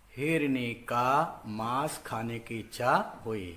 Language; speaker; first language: Hindi; non-native, local second language; Gujarati